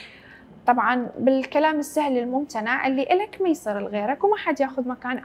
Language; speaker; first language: Arabic; native; Arabic